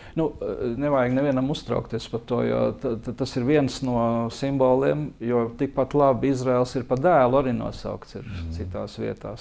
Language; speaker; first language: Latvian; native; Latvian